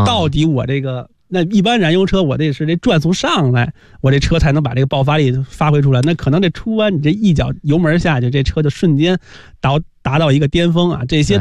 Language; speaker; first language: Chinese; native; Chinese